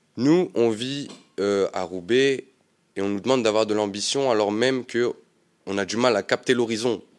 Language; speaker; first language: French; native; French